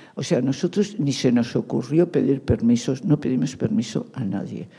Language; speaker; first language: Spanish; native; Spanish